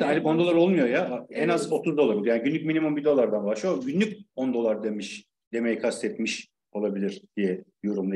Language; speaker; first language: Turkish; native; Turkish